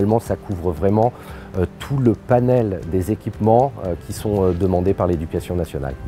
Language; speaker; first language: French; native; French